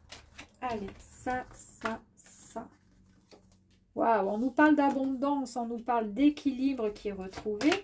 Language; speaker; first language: French; native; French